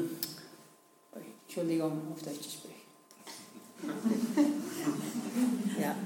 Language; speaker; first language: German; non-native, learner; Spanish